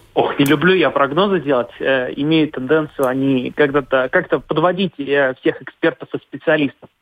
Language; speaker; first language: Russian; native; Russian